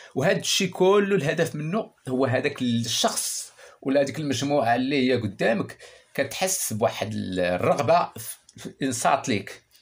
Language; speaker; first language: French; non-native, local second language; Arabic